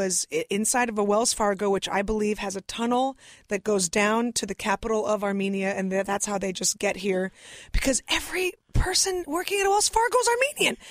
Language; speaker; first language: English; early bilingual, other home language; Russian